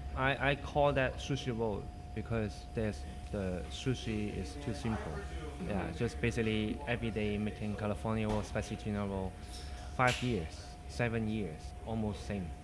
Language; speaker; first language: English; non-native, local second language; Cantonese